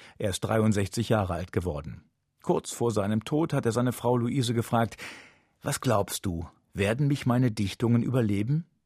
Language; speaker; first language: German; native; German